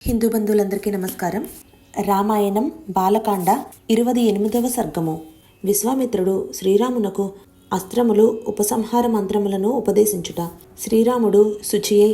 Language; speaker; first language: Telugu; native; Telugu